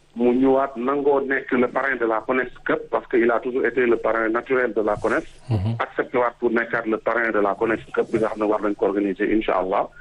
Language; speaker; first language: French; non-native, local second language; Wolof